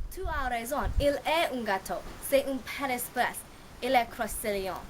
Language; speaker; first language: French; non-native, learner; English